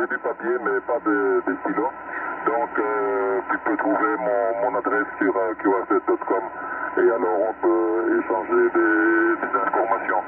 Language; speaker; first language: French; non-native, fluent; Greek